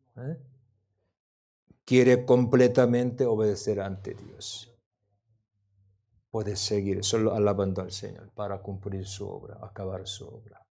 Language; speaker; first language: Spanish; non-native, learner; Korean